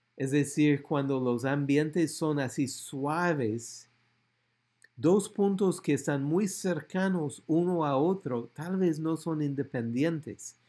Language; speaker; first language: Spanish; non-native, fluent; English